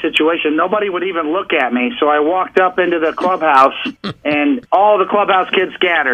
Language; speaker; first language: English; native; English